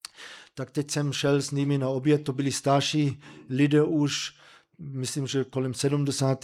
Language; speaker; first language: Czech; non-native, fluent; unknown